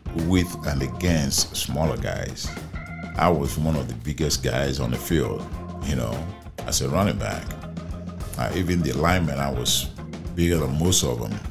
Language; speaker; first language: English; non-native, local second language; Igbo